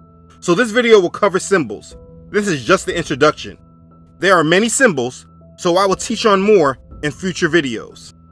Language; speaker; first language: English; native; English